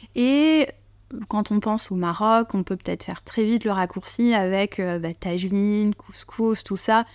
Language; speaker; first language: French; native; French